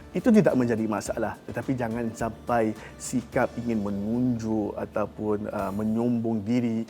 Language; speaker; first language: Malay; native; Malay